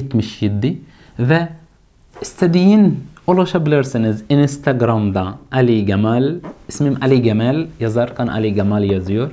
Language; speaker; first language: Turkish; non-native, fluent; Arabic